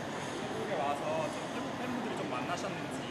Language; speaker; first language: Korean; non-native, fluent; Thai